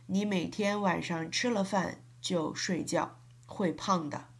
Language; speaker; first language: Chinese; non-native, learner; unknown